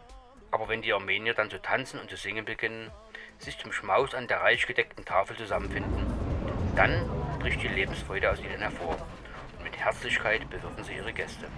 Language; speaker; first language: German; native; German